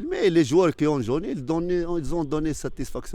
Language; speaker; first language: French; non-native, fluent; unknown